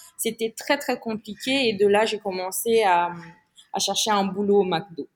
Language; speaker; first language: French; non-native, local second language; Malagasy